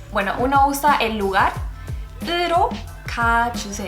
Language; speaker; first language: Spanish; early bilingual, other home language; Korean